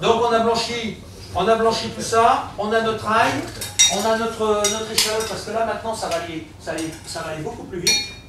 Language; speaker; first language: French; native; French